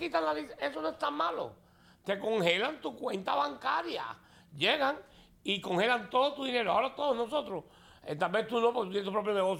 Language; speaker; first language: Spanish; native; Spanish